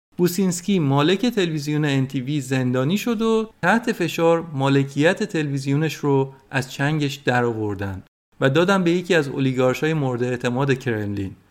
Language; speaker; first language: Persian; native; Persian